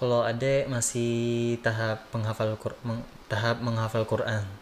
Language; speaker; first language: Indonesian; native; Indonesian